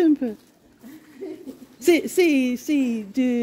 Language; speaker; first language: French; non-native, learner; English